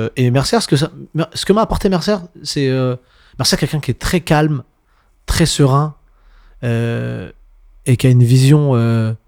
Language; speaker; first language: French; native; French